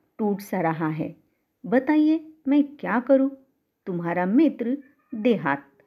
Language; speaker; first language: Hindi; non-native, local second language; Marathi